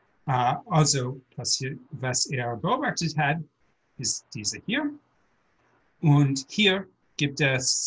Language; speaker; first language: German; non-native, learner; English